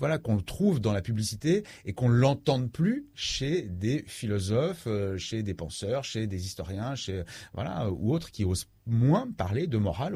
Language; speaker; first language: French; native; French